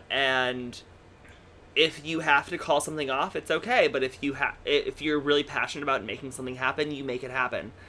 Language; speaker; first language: English; native; English